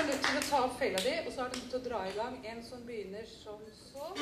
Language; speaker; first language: Norwegian; native; Norwegian